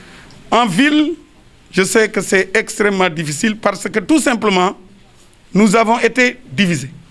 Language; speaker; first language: French; non-native, local second language; Wolof